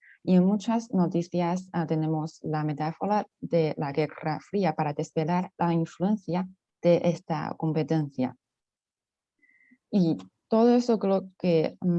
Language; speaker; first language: Spanish; non-native, fluent; Chinese